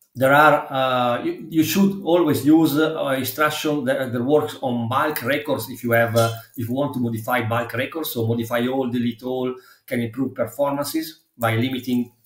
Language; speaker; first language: English; non-native, fluent; Italian